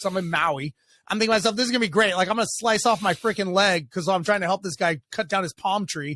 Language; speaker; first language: English; native; English